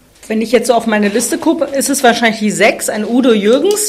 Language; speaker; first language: German; native; German